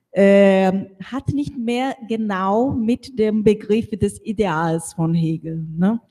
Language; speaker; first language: German; non-native, fluent; Portuguese